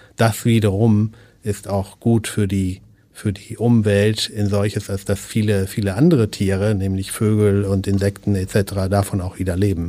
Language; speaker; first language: German; native; German